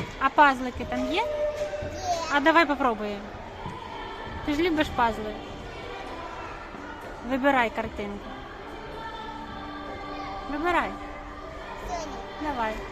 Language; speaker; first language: Ukrainian; native; Ukrainian